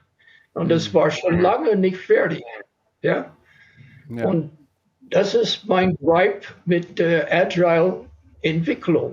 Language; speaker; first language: German; non-native, fluent; English